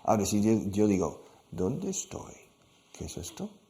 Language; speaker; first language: Spanish; non-native, fluent; English